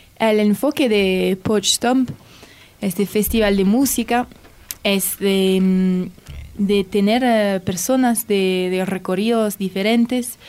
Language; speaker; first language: Spanish; early bilingual, heritage; English